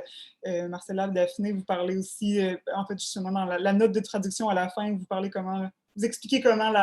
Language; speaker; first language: French; native; French